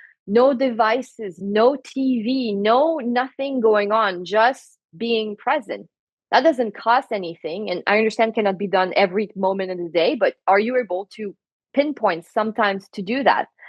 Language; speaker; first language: English; non-native, fluent; French